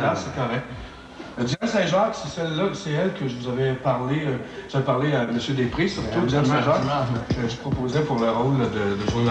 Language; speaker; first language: French; native; French